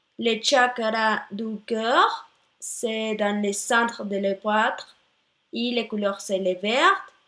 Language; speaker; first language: French; non-native, learner; Spanish